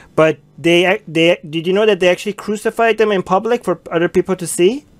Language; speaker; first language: English; native; English